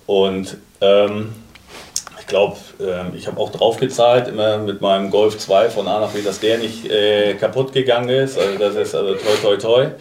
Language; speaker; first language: German; native; German